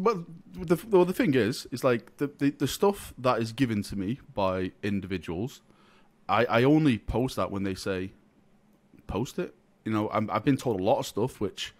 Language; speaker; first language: English; native; English